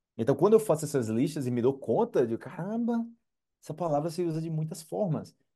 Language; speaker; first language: Portuguese; native; Portuguese